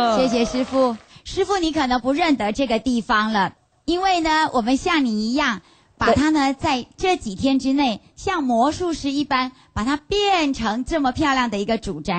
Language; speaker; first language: Chinese; native; Chinese